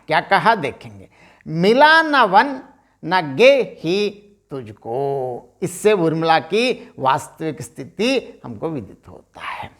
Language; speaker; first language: Hindi; non-native, local second language; Telugu